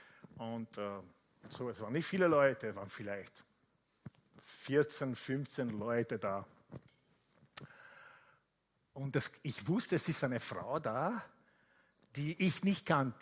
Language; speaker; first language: German; non-native, fluent; Italian